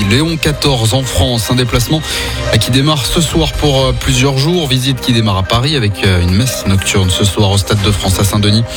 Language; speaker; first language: French; native; French